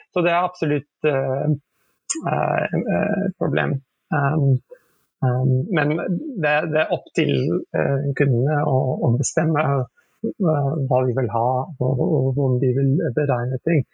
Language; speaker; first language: Norwegian; non-native, fluent; English